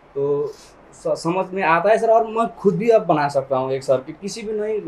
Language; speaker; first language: Hindi; non-native, local second language; Nepali